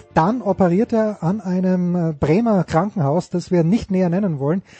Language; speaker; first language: German; native; German